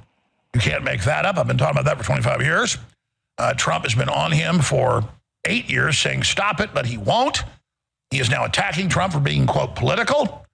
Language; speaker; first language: English; native; English